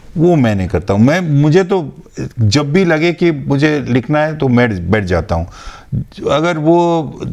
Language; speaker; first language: Hindi; non-native, local second language; Bangla